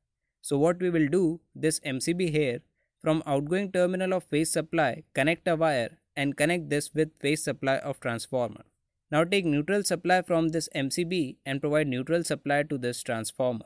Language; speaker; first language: English; non-native, local second language; Hindi